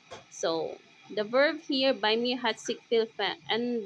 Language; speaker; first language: German; non-native, fluent; Filipino